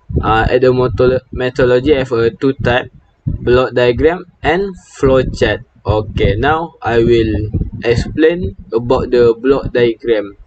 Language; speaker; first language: English; non-native, local second language; Malay